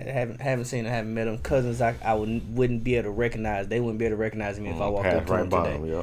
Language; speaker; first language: English; native; English